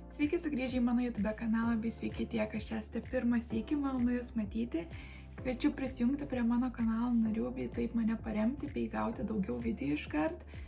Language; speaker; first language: Lithuanian; native; Lithuanian